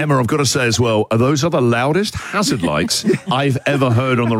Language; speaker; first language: English; native; English